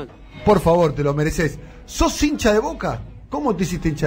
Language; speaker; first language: Spanish; native; Spanish